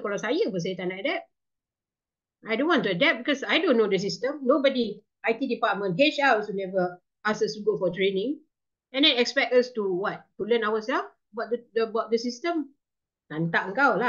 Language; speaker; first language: English; non-native, local second language; Malay